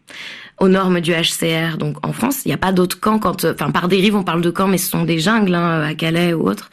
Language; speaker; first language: French; native; French